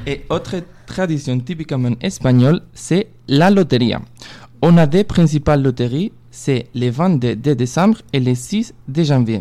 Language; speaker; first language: French; non-native, fluent; Spanish